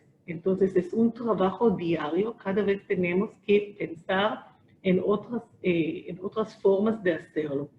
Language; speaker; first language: Spanish; non-native, fluent; Hebrew